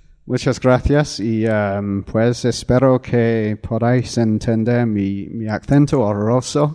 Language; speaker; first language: Spanish; non-native, fluent; English